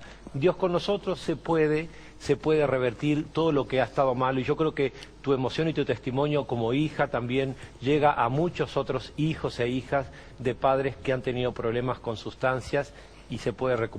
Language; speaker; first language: Spanish; native; Spanish